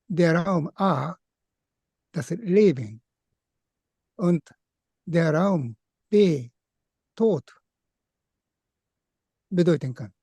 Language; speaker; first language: German; non-native, fluent; Japanese